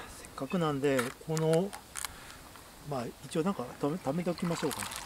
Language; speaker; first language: Japanese; native; Japanese